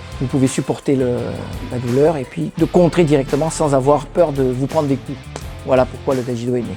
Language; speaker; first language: French; early bilingual, other home language; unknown